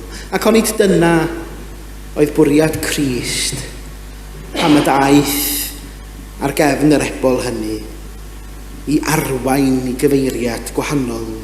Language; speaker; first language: Welsh; native; Welsh